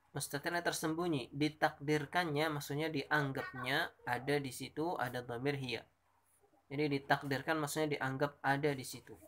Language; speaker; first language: Indonesian; native; Indonesian